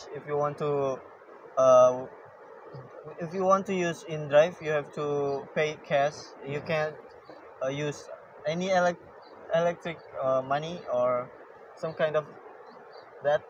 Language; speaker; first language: English; non-native, learner; Indonesian